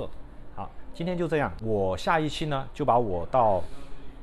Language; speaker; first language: Chinese; native; Chinese